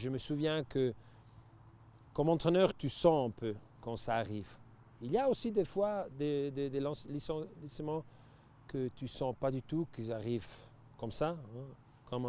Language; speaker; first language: French; non-native, local second language; Italian